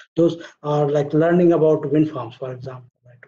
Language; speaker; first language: English; non-native, local second language; Marathi